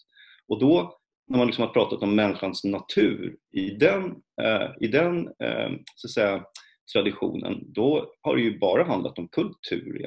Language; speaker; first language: Swedish; native; Swedish